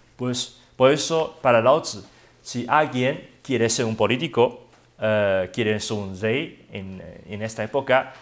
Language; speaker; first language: Spanish; non-native, learner; Wu Chinese